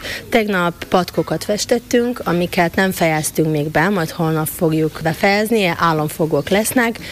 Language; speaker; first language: Hungarian; native; Hungarian